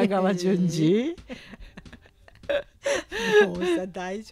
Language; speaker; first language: Japanese; native; Japanese